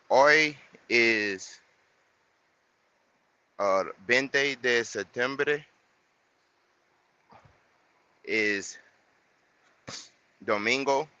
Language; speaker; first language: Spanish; non-native, learner; English